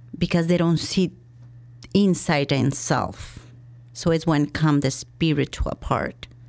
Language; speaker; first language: English; non-native, fluent; Spanish